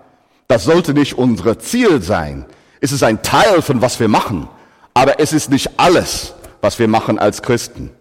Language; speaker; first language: German; non-native, fluent; English